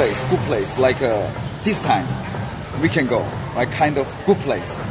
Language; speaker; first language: English; non-native, learner; Korean